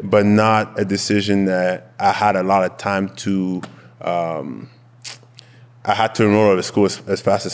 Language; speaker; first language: English; non-native, fluent; French